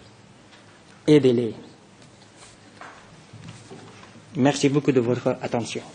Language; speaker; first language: French; non-native, fluent; Persian